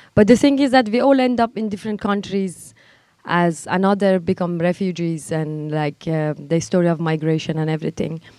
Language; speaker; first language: English; non-native, fluent; Persian